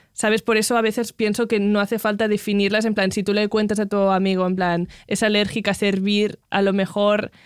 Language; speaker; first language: Spanish; non-native, local second language; Catalan